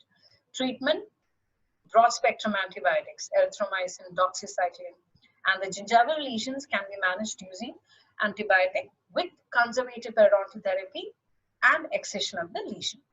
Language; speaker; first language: English; non-native, local second language; Malayalam